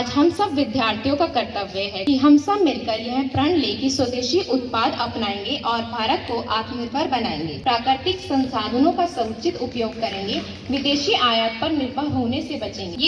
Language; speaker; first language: Hindi; native; Hindi